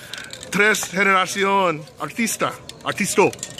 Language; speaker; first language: Spanish; non-native, learner; English